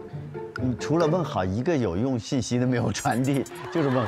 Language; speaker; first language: Chinese; native; Chinese